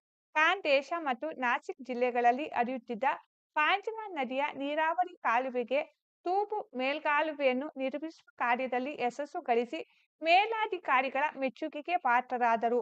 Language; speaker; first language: Kannada; native; Kannada